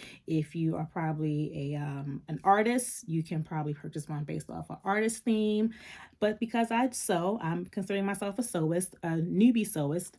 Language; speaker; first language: English; native; English